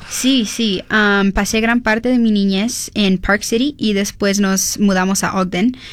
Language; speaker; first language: Spanish; early bilingual, heritage; Spanish